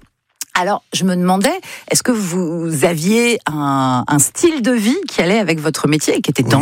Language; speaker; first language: French; native; French